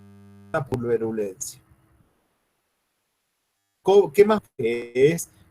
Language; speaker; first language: Spanish; native; Spanish